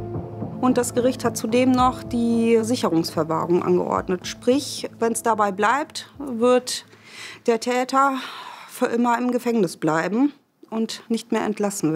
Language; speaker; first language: German; native; German